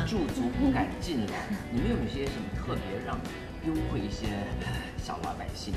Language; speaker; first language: Chinese; native; Chinese